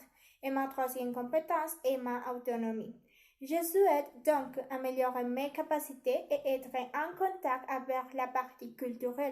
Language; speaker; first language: French; non-native, learner; Spanish